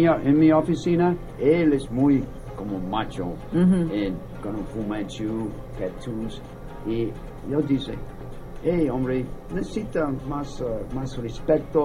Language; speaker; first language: Spanish; non-native, learner; English